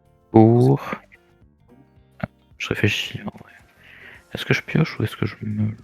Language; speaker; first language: French; native; French